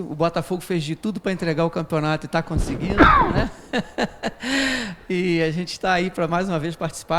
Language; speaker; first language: Portuguese; native; Portuguese